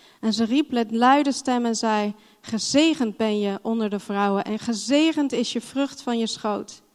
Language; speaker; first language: Dutch; non-native, fluent; English